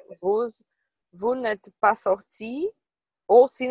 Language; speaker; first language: French; non-native, learner; Portuguese